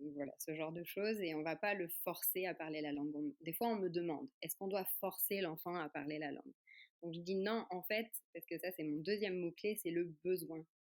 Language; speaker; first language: French; native; French